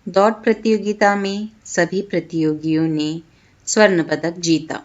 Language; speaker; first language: Hindi; non-native, local second language; Malayalam